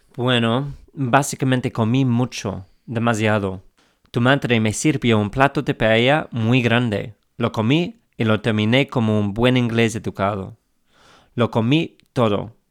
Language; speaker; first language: Spanish; non-native, fluent; English